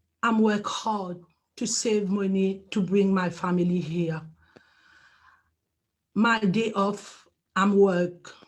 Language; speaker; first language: English; non-native, learner; Morisyen